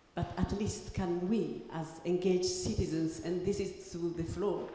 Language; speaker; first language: English; non-native, fluent; Tigrinya